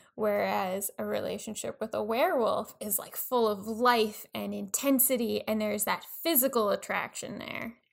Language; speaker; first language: English; native; English